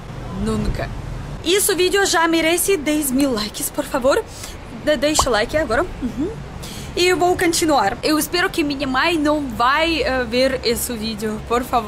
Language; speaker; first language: Portuguese; non-native, fluent; Russian